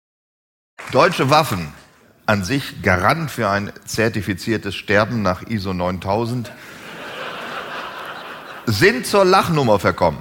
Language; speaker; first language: German; native; German